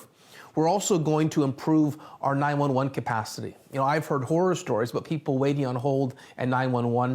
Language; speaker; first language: English; native; English